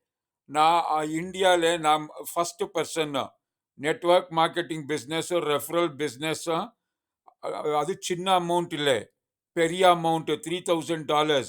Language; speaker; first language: Tamil; non-native, learner; Kannada